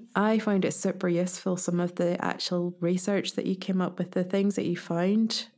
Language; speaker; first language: English; native; English